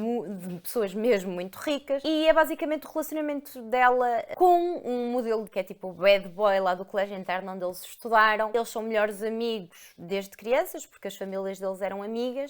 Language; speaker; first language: Portuguese; native; Portuguese